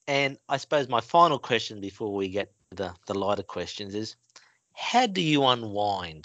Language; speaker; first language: English; native; English